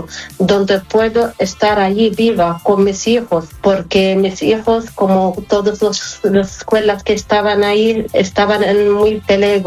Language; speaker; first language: Spanish; non-native, learner; Arabic